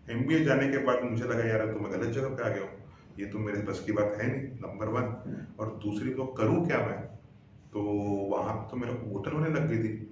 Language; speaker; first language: Hindi; non-native, local second language; Marathi